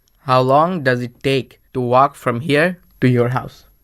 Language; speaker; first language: English; non-native, local second language; Bangla